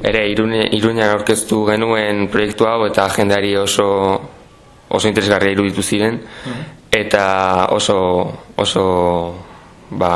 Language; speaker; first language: Basque; non-native, local second language; Spanish